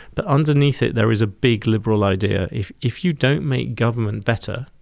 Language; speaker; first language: English; native; English